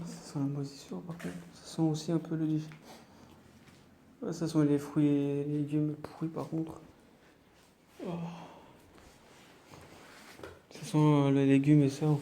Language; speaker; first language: French; native; French